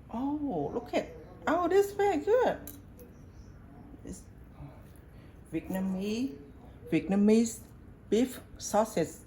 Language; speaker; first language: English; non-native, learner; Vietnamese